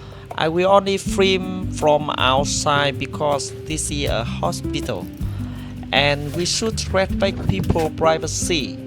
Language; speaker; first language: English; non-native, fluent; Vietnamese